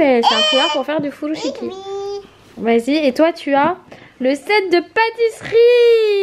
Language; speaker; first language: French; native; French